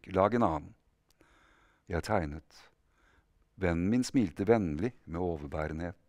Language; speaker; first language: Norwegian; native; Norwegian